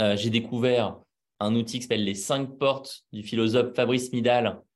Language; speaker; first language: French; native; French